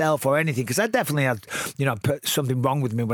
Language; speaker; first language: English; native; English